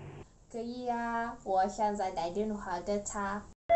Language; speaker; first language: Chinese; non-native, learner; Malay